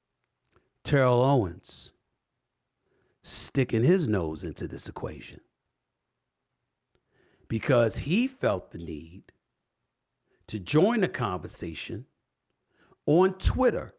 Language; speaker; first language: English; native; English